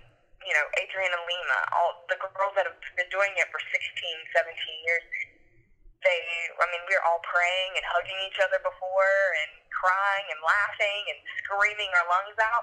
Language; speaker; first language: English; native; English